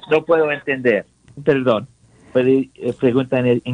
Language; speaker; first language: Spanish; non-native, learner; English